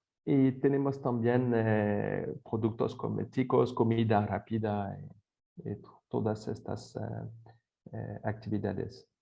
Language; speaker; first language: Spanish; non-native, fluent; French